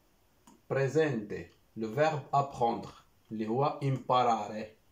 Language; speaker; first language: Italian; non-native, learner; Arabic